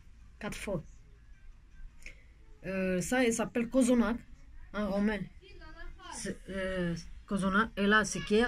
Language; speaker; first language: French; non-native, local second language; Romanian